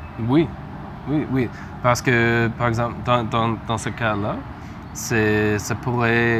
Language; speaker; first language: French; non-native, learner; English